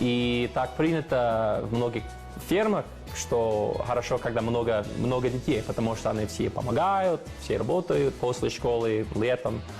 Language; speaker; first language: Russian; non-native, fluent; English